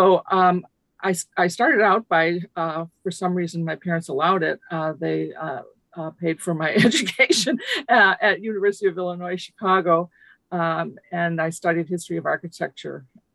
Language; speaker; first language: English; early bilingual, other home language; Lithuanian